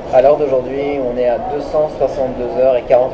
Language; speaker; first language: French; native; French